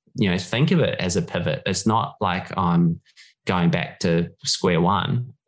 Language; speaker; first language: English; native; English